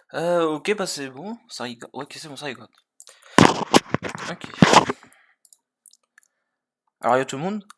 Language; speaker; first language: French; native; French